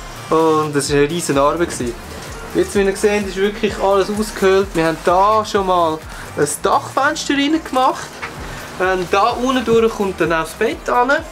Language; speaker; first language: German; native; German